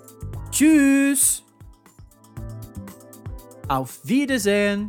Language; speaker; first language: German; non-native, fluent; English